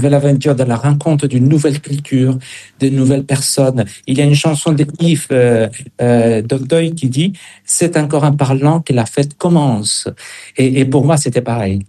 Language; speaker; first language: French; non-native, fluent; Spanish